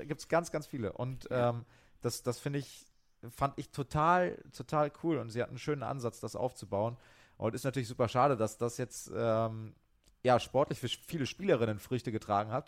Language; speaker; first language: German; native; German